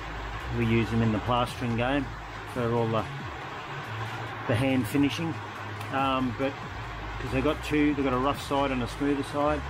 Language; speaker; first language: English; native; English